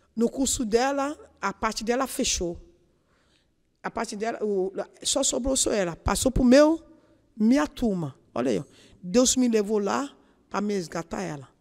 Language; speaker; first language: Portuguese; non-native, learner; Yoruba